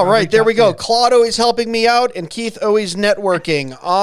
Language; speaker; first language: English; native; English